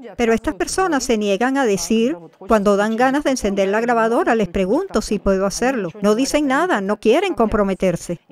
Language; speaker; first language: Spanish; non-native, fluent; Russian